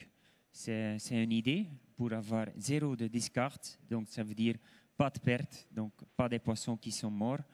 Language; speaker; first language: French; non-native, local second language; Dutch